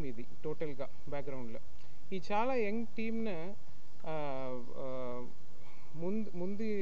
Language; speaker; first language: Telugu; non-native, learner; Tamil